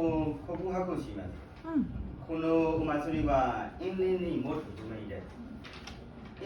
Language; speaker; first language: Japanese; non-native, learner; Burmese